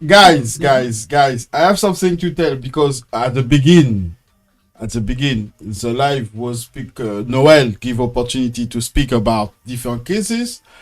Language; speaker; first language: English; non-native, learner; French